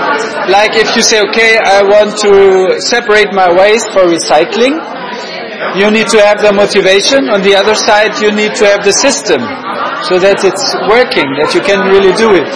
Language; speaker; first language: English; non-native, fluent; German